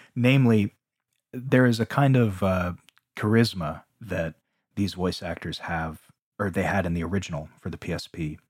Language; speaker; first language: English; native; English